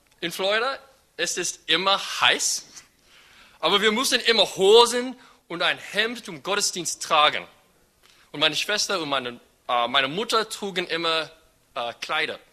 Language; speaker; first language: German; non-native, fluent; English